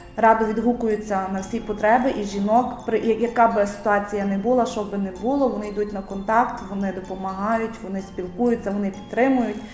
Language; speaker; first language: Ukrainian; native; Ukrainian